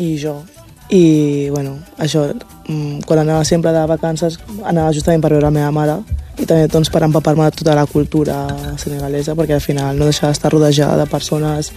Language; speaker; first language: Catalan; early bilingual, other home language; Wolof